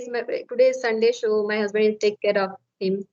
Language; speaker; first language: English; non-native, learner; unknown